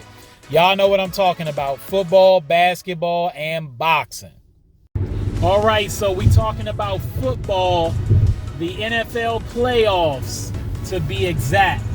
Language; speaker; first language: English; native; English